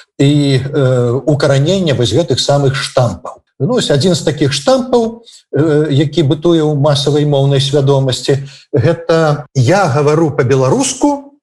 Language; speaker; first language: Belarusian; native; Belarusian